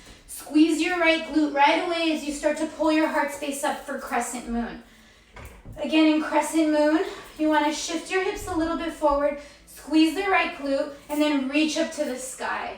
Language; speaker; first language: English; native; English